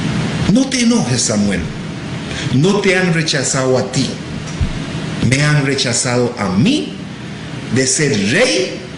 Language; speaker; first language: Spanish; non-native, local second language; English